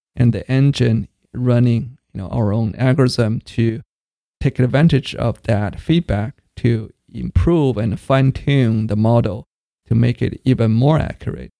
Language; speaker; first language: English; non-native, fluent; Chinese